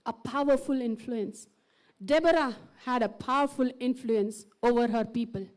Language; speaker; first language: English; non-native, local second language; Kannada